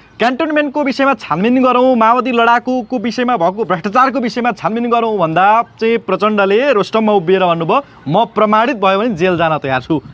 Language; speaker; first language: Nepali; native; Nepali